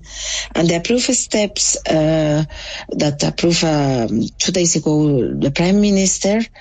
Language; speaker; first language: English; non-native, local second language; Spanish